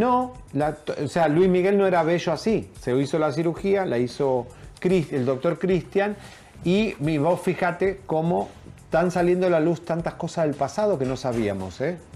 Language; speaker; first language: Spanish; native; Spanish